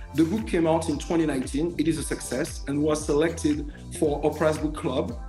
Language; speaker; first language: English; non-native, fluent; French